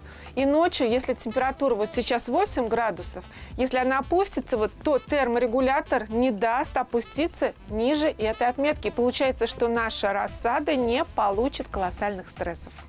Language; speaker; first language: Russian; native; Russian